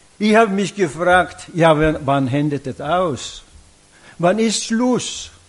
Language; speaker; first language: German; non-native, fluent; Italian